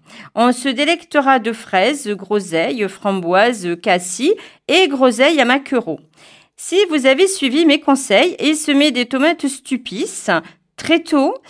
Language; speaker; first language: French; native; French